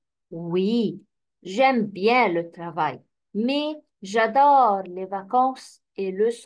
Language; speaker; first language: French; non-native, fluent; Arabic